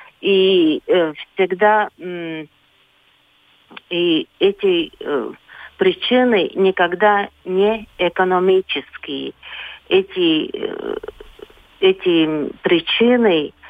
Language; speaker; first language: Russian; non-native, local second language; Latvian